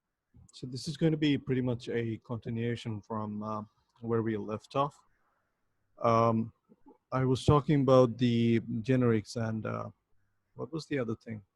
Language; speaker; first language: English; non-native, local second language; Bangla